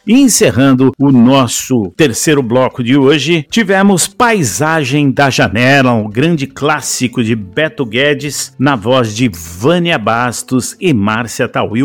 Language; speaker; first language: Portuguese; native; Portuguese